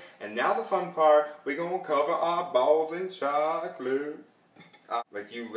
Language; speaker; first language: English; native; English